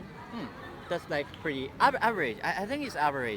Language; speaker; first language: English; non-native, fluent; Japanese